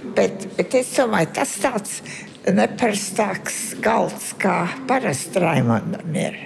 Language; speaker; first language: Latvian; early bilingual, heritage; Latvian